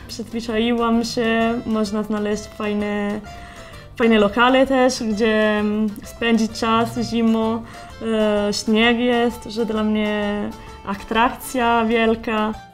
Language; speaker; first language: Polish; non-native, fluent; Italian